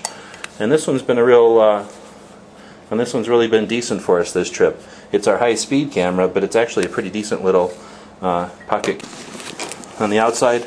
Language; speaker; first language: English; native; English